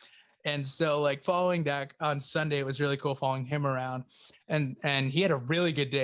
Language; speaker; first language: English; native; English